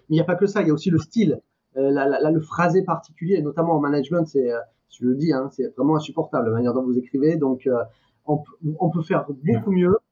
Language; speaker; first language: French; non-native, fluent; Persian